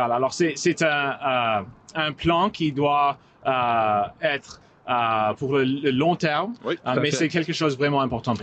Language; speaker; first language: French; non-native, local second language; English